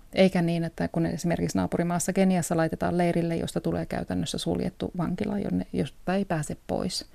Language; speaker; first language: Finnish; early bilingual, heritage; Finnish